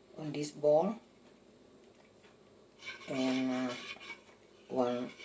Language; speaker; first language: English; non-native, learner; Indonesian